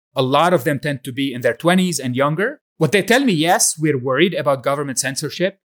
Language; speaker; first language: English; non-native, fluent; Arabic